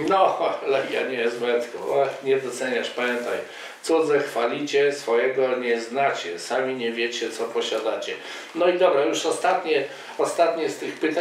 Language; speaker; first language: Polish; native; Polish